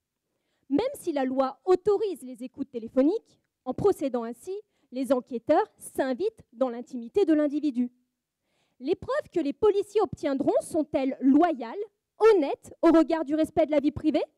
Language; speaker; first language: French; native; French